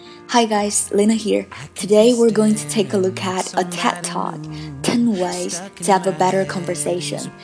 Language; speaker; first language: English; non-native, fluent; Chinese